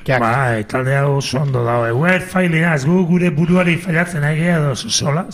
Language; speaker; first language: Basque; native; Basque